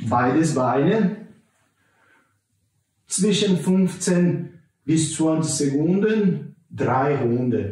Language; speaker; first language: German; non-native, learner; Portuguese